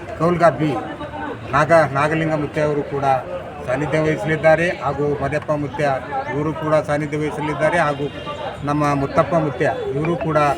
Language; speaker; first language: Kannada; native; Kannada